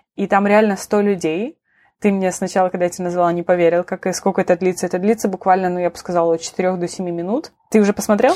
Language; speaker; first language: Russian; native; Russian